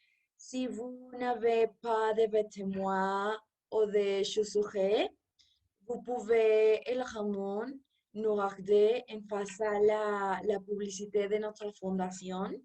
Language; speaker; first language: French; non-native, learner; Spanish